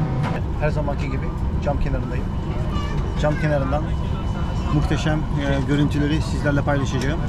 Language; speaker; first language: Turkish; native; Turkish